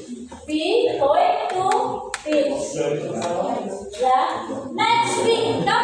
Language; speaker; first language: English; non-native, learner; Indonesian